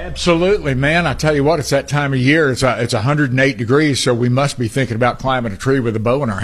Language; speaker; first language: English; native; English